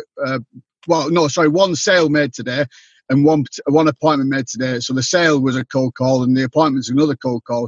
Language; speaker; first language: English; native; English